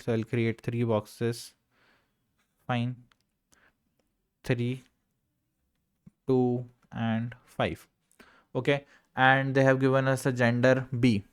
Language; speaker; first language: English; non-native, local second language; Hindi